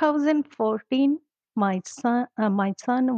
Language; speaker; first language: English; non-native, local second language; Bangla